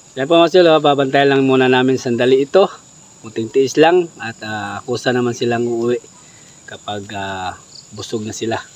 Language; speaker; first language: Filipino; non-native, local second language; Cebuano